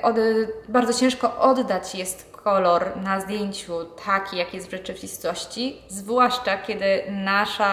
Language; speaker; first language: Polish; native; Polish